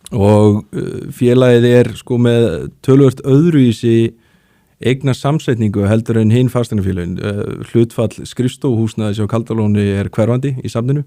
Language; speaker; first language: Icelandic; native; Icelandic